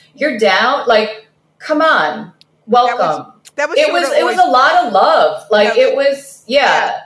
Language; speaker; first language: English; early bilingual, other home language; Russian